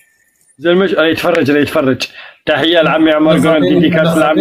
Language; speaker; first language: Arabic; native; Arabic